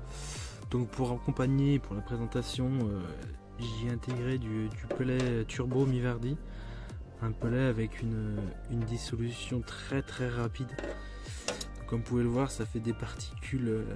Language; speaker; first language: French; native; French